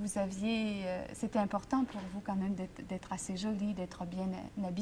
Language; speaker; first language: French; native; French